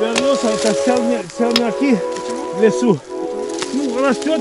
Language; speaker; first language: Russian; non-native, learner; German